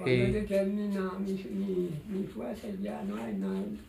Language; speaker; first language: Spanish; non-native, learner; Haitian Creole